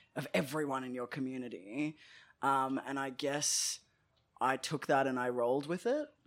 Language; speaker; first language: English; native; English